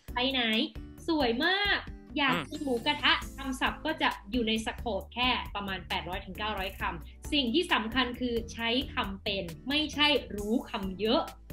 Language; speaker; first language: Thai; native; Thai